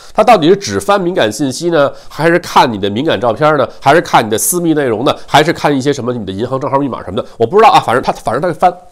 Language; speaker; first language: Chinese; native; Chinese